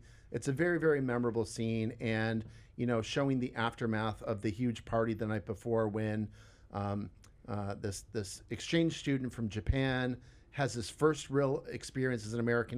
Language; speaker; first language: English; native; English